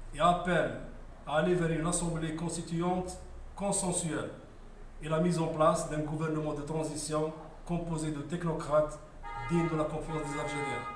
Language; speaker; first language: French; non-native, local second language; Arabic